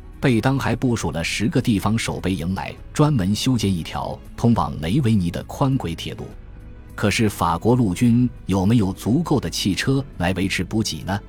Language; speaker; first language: Chinese; native; Chinese